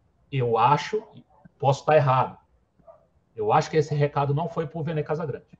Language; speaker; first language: Portuguese; native; Portuguese